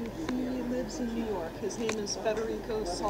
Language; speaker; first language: English; native; English